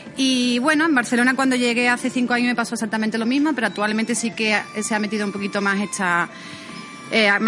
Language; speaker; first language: Spanish; native; Spanish